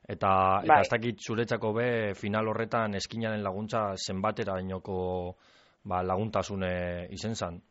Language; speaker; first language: Basque; native; Basque